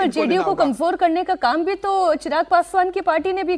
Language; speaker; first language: Hindi; native; Hindi